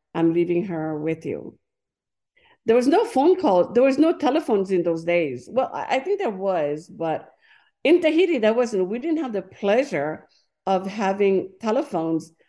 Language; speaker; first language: English; non-native, fluent; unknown